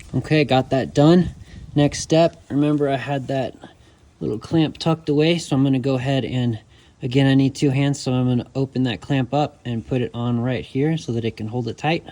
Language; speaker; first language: English; native; English